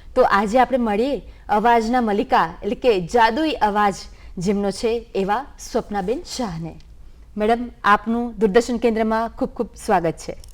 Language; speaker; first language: Gujarati; native; Gujarati